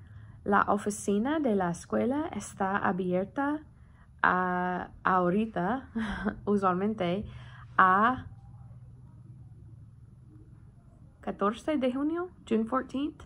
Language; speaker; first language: Spanish; non-native, learner; English